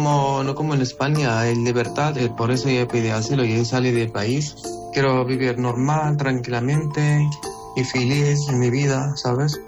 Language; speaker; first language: Spanish; non-native, learner; Arabic